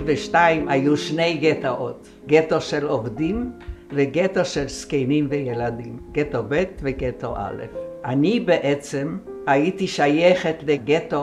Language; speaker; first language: Hebrew; non-native, fluent; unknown